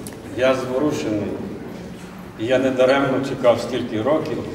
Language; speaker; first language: Ukrainian; native; Ukrainian